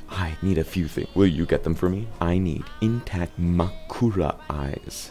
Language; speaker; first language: English; native; English